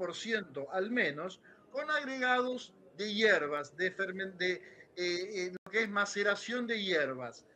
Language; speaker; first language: Spanish; native; Spanish